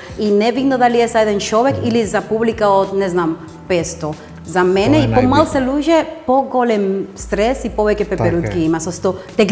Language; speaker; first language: Macedonian; non-native, fluent; Spanish